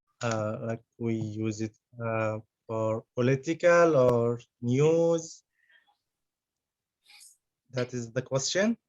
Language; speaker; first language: English; non-native, fluent; Arabic